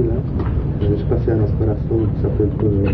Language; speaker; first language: French; non-native, learner; Arabic